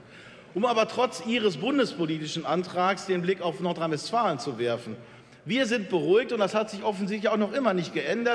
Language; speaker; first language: German; native; German